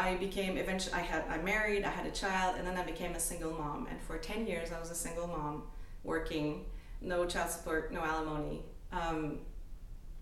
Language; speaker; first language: English; native; English